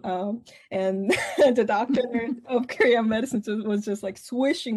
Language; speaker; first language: English; non-native, fluent; Korean